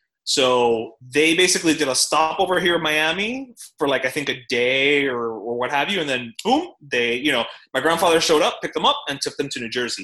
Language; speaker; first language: English; native; English